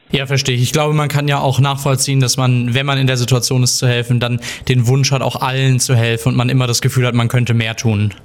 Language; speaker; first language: German; native; German